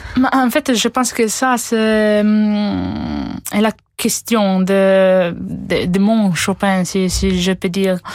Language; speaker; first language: French; non-native, fluent; Italian